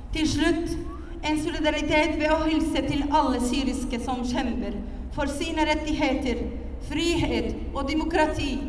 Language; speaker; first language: Norwegian; non-native, fluent; Arabic